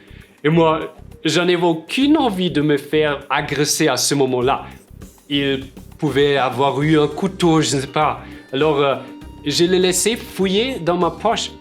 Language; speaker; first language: French; non-native, fluent; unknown